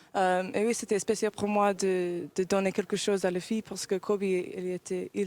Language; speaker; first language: French; early bilingual, heritage; English